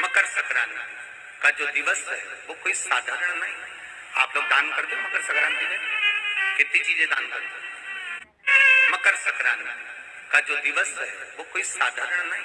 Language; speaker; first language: Hindi; native; Hindi